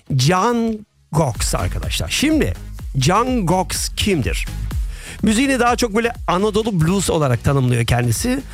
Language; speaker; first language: Turkish; early bilingual, heritage; Turkish